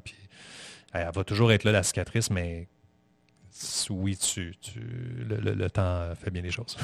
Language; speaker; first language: French; native; French